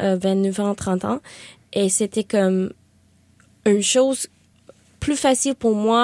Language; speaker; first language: French; non-native, learner; Spanish